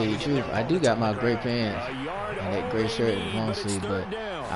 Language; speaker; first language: English; native; English